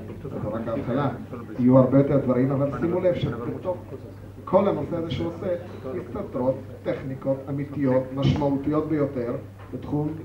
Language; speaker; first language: Hebrew; native; Hebrew